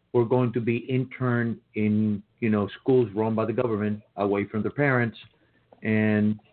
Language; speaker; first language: English; early bilingual, other home language; Spanish